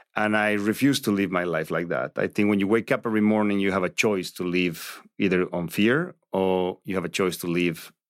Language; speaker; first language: English; non-native, fluent; Spanish